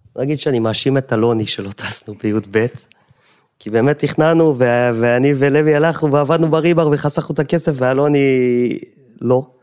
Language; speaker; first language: Hebrew; native; Hebrew